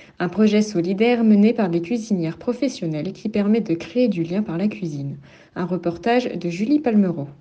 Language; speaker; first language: French; native; French